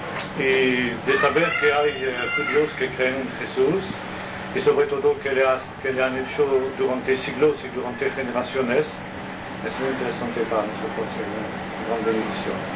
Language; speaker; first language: Spanish; non-native, learner; French